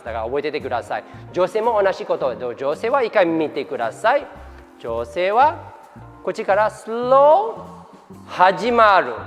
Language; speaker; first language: Japanese; non-native, fluent; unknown